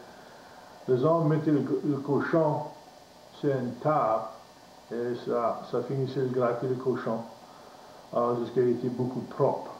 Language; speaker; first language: French; native; French